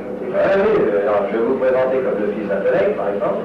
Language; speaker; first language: French; native; French